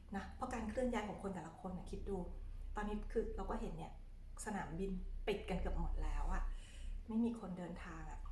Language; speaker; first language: Thai; native; Thai